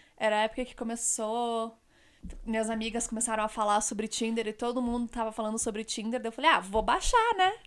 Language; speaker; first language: Portuguese; native; Portuguese